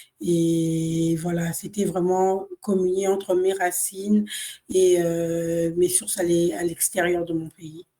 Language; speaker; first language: French; non-native, local second language; Kongo